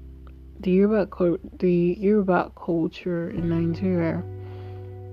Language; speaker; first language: English; non-native, local second language; Igbo